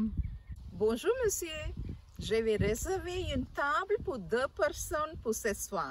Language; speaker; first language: French; non-native, fluent; Tamil